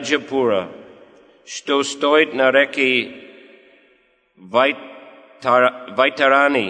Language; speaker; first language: Russian; non-native, fluent; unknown